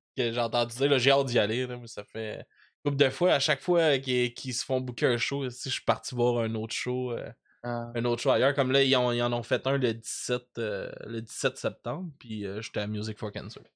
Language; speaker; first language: French; native; French